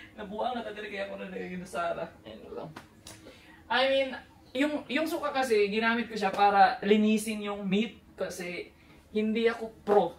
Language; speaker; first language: Filipino; non-native, local second language; Cebuano